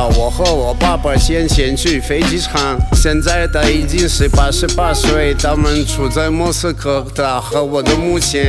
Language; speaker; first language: Chinese; non-native, learner; Russian